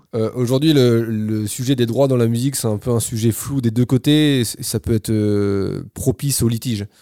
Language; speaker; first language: French; native; French